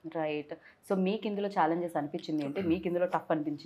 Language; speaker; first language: Telugu; native; Telugu